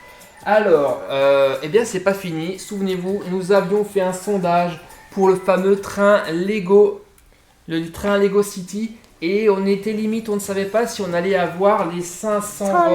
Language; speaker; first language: French; native; French